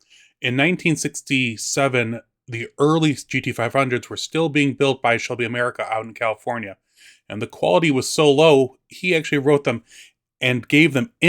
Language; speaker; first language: English; native; English